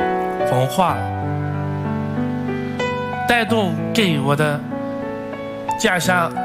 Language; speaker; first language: Chinese; non-native, fluent; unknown